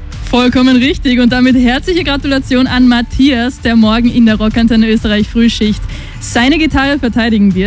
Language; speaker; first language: German; native; German